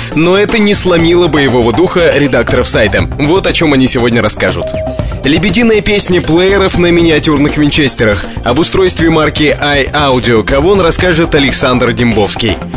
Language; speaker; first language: Russian; native; Russian